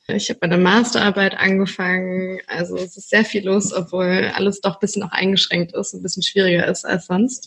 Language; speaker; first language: German; native; German